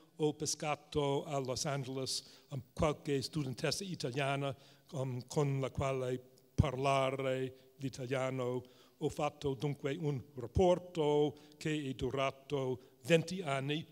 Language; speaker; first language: Italian; non-native, fluent; English